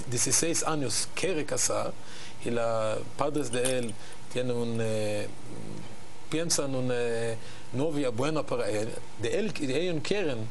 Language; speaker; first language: Spanish; non-native, learner; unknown